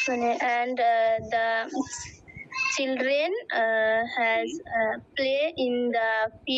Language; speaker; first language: English; non-native, learner; Bangla